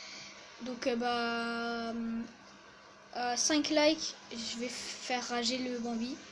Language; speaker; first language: French; native; French